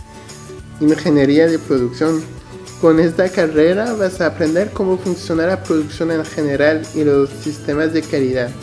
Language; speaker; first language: Spanish; non-native, learner; French